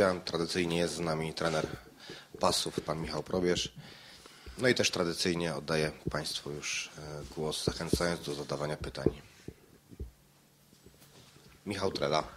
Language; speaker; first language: Polish; native; Polish